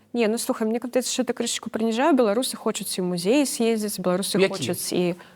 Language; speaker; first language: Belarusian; non-native, local second language; Russian